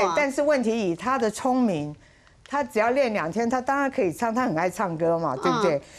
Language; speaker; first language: Chinese; native; Chinese